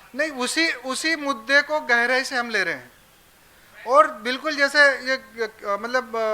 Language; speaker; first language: Hindi; non-native, local second language; Marathi